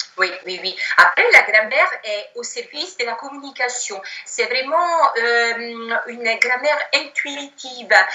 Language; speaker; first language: French; non-native, fluent; Italian